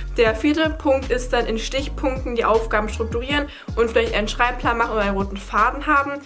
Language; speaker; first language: German; native; German